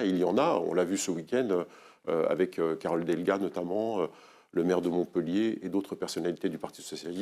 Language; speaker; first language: French; native; French